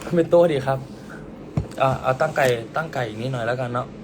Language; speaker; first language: Thai; native; Thai